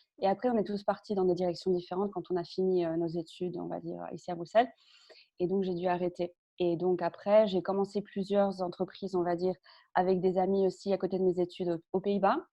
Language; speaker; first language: French; early bilingual, other home language; Spanish